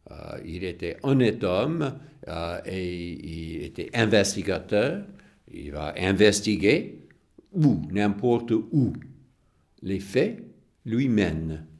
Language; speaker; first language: French; non-native, fluent; English